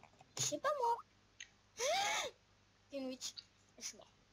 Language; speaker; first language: French; native; French